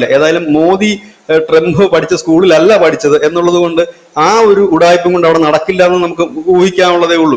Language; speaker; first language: Malayalam; native; Malayalam